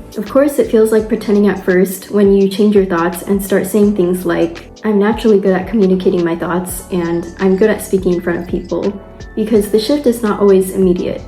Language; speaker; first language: English; native; English